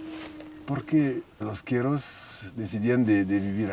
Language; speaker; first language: Spanish; non-native, learner; French